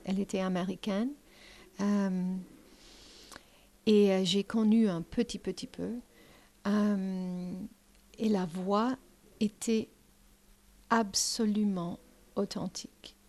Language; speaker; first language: French; non-native, learner; English